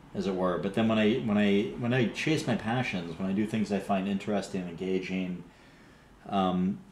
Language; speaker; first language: English; native; English